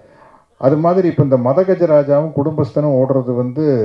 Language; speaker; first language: Tamil; native; Tamil